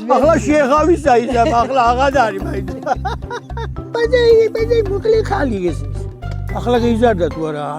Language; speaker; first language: Georgian; native; Georgian